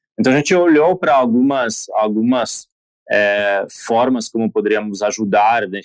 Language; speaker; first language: Portuguese; non-native, fluent; Slovak